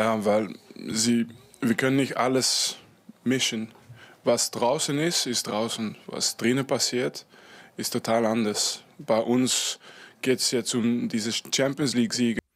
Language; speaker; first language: German; non-native, fluent; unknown